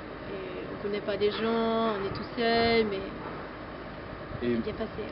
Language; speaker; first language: French; non-native, fluent; German